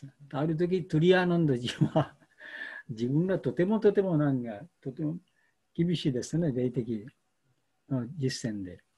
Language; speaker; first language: Japanese; non-native, fluent; Bangla